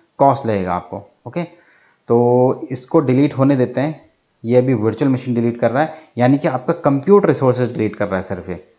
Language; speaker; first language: Hindi; native; Hindi